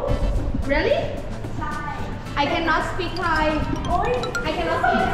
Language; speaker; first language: English; non-native, learner; Thai